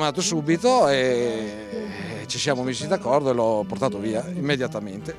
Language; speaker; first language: Italian; early bilingual, heritage; Italian